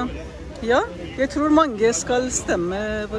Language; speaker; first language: Norwegian; non-native, learner; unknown